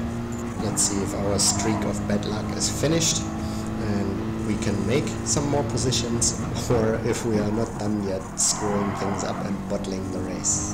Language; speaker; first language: English; non-native, fluent; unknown